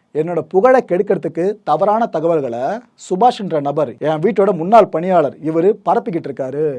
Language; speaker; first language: Tamil; native; Tamil